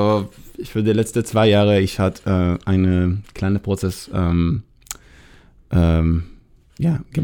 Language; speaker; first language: German; non-native, learner; Hebrew